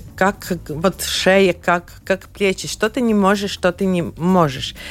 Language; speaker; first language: Russian; non-native, learner; Latvian